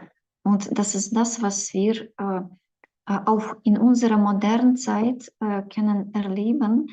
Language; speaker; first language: German; non-native, fluent; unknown